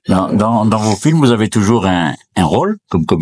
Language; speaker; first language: French; native; French